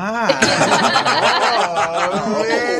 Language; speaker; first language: English; native; English